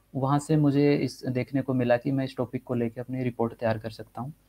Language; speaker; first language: Hindi; native; Hindi